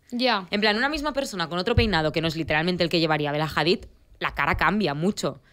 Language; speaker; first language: Spanish; native; Spanish